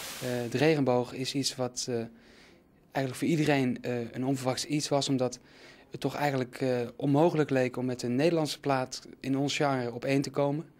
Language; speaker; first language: Dutch; native; Dutch